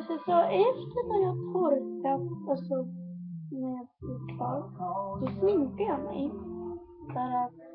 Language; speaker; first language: Swedish; non-native, learner; Korean